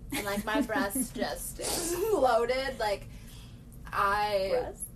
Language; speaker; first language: English; early bilingual, other home language; Yoruba